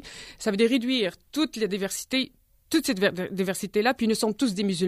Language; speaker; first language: French; non-native, local second language; Arabic